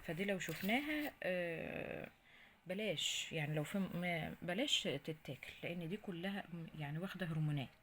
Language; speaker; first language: Arabic; native; Arabic